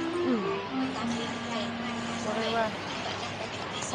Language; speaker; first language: Japanese; non-native, learner; Vietnamese